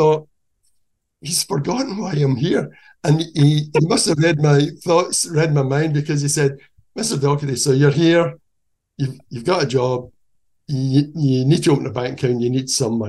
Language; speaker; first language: English; native; English